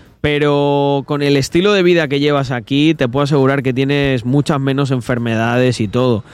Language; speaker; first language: Spanish; native; Spanish